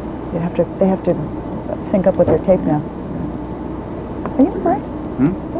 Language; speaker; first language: English; native; English